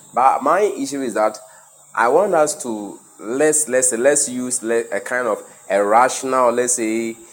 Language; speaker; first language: English; non-native, local second language; Akan